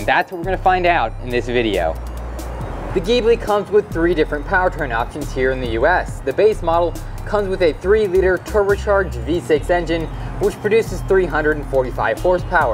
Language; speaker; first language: English; native; English